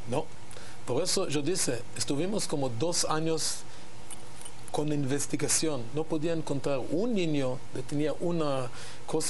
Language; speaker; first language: Spanish; non-native, learner; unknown